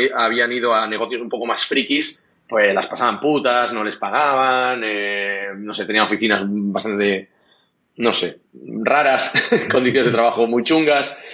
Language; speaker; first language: Spanish; non-native, local second language; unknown